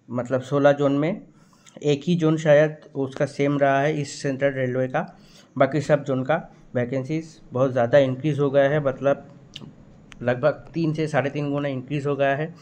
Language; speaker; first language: Hindi; non-native, local second language; Bangla